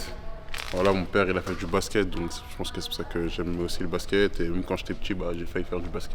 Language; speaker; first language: French; native; French